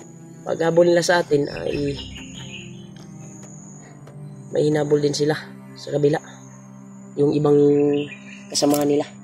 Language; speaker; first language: Filipino; non-native, local second language; Cebuano